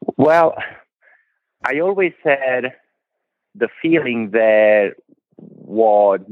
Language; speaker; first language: English; non-native, fluent; Italian